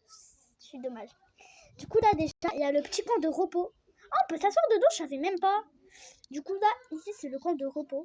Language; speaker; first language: French; native; French